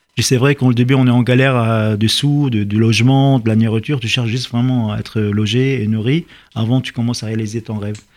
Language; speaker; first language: French; non-native, fluent; Arabic